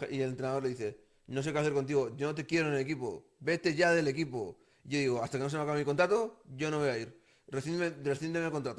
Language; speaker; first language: Spanish; native; Spanish